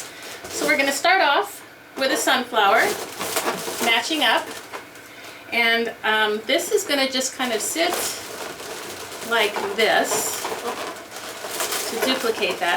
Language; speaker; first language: English; native; English